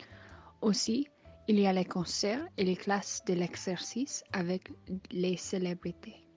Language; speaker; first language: French; non-native, learner; English